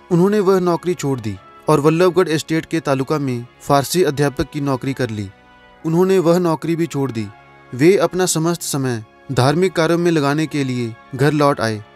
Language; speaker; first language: Hindi; non-native, local second language; Punjabi